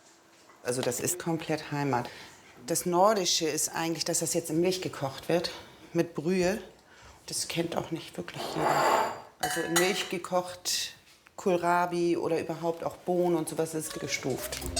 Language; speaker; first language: German; native; German